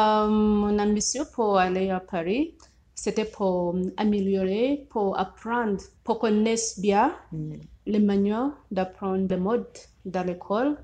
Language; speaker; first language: French; non-native, learner; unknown